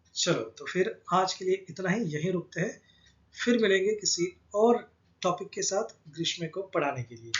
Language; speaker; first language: Hindi; non-native, local second language; Marathi